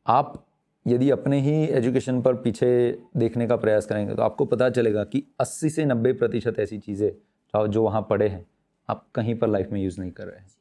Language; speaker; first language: Hindi; non-native, local second language; Gujarati